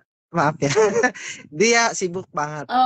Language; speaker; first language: Indonesian; non-native, learner; Filipino